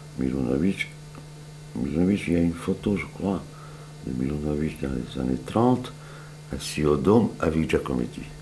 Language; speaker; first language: French; non-native, fluent; Serbian